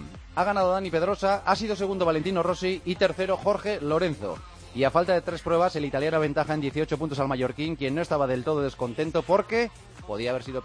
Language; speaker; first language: Spanish; native; Spanish